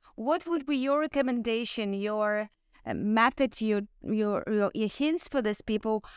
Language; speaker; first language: English; non-native, fluent; Ukrainian